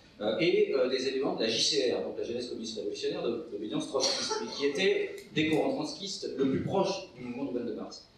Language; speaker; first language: French; native; French